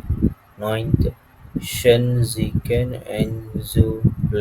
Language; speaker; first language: German; non-native, learner; Malay